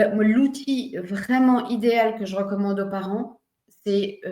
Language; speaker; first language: French; native; French